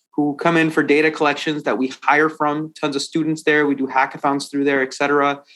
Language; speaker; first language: English; native; English